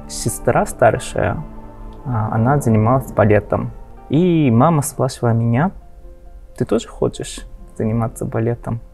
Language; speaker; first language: Russian; non-native, learner; Japanese